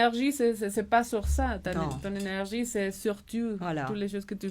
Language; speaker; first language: French; non-native, learner; Spanish